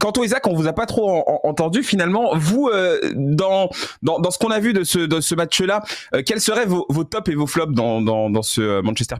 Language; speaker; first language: French; native; French